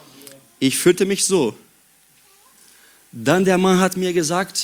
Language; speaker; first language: German; non-native, learner; Portuguese